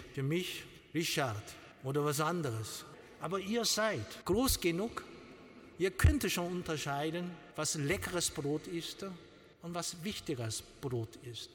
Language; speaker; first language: German; non-native, learner; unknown